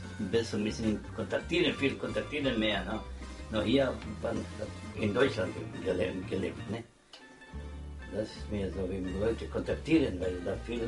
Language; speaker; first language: German; non-native, learner; Croatian